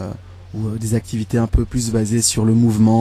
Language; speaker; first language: French; native; French